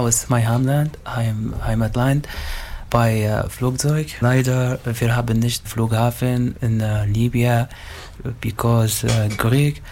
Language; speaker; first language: German; non-native, learner; Arabic